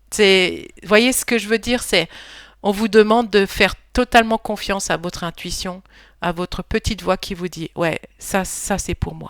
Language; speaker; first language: French; native; French